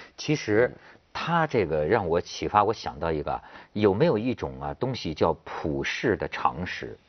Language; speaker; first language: Chinese; native; Chinese